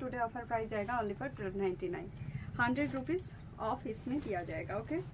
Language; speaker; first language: Hindi; non-native, local second language; Bangla